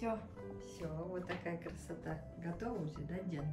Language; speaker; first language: Russian; native; Russian